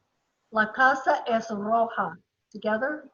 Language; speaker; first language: Spanish; non-native, learner; English